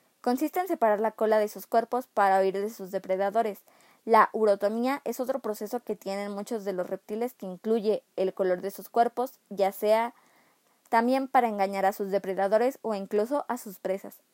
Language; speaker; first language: Spanish; native; Spanish